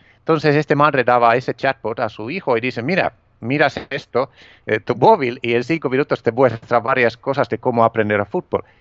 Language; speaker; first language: Spanish; non-native, fluent; Finnish